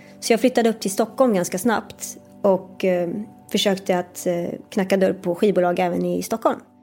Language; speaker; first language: Swedish; early bilingual, other home language; Persian